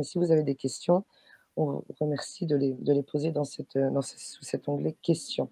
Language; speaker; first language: French; native; French